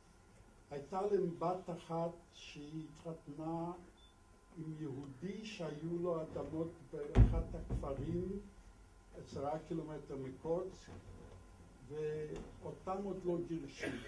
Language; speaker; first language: Hebrew; non-native, fluent; Polish